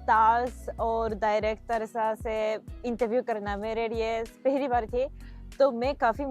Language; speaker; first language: Hindi; non-native, fluent; Japanese